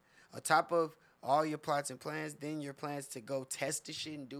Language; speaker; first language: English; native; English